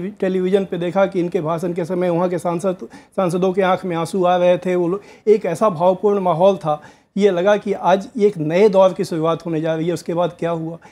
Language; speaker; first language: Hindi; native; Hindi